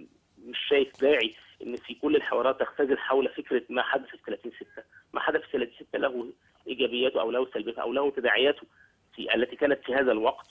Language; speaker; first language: Arabic; native; Arabic